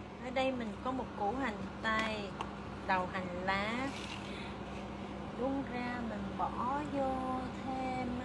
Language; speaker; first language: Vietnamese; early bilingual, heritage; Vietnamese